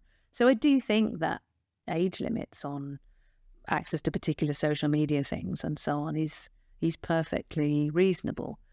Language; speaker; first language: English; native; English